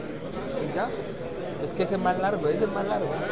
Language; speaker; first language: Spanish; native; Spanish